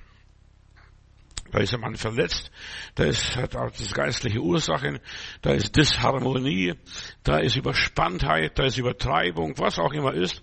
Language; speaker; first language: German; native; German